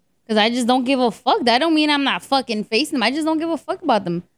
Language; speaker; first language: English; early bilingual, other home language; Spanish